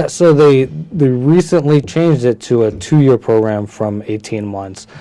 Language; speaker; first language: English; early bilingual, other home language; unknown